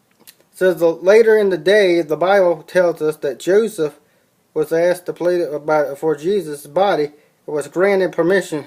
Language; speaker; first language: English; native; English